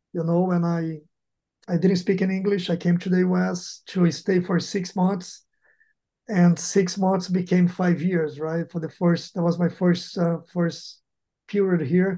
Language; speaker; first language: English; non-native, fluent; Portuguese